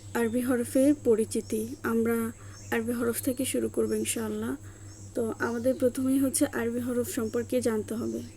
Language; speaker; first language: Bangla; native; Bangla